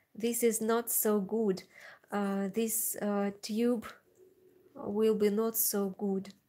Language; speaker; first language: English; non-native, learner; Russian